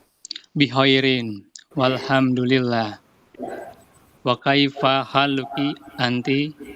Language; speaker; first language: Arabic; non-native, learner; Indonesian